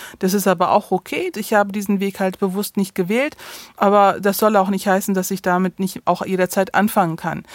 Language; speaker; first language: German; early bilingual, other home language; Turkish